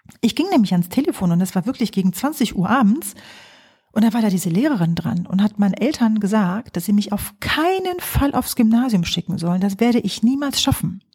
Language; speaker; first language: German; early bilingual, other home language; Polish